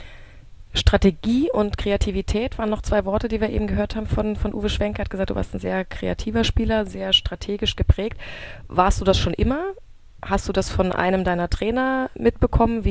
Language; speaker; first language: German; native; German